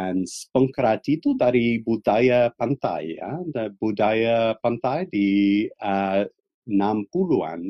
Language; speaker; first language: Indonesian; non-native, fluent; English